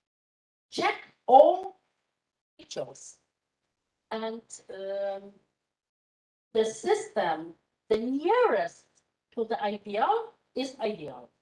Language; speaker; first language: English; non-native, fluent; Polish